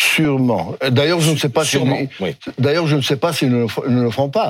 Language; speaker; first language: French; non-native, fluent; Hebrew